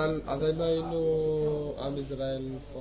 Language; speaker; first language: Hebrew; non-native, learner; Spanish